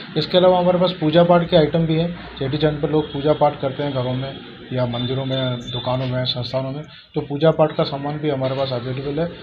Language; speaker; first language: Hindi; non-native, local second language; Sindhi